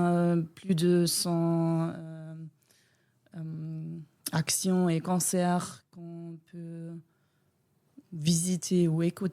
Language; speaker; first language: French; non-native, learner; German